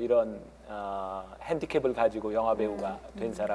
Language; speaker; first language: Korean; native; Korean